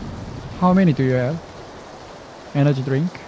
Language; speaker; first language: English; non-native, learner; Korean